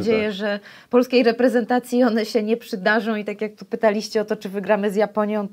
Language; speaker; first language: Polish; native; Polish